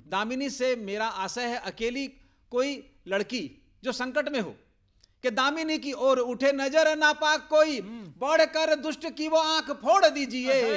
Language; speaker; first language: Hindi; native; Hindi